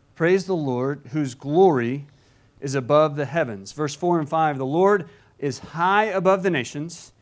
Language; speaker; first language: English; native; English